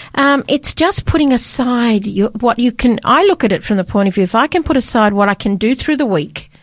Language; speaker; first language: English; native; English